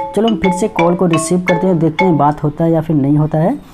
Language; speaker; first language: Hindi; native; Hindi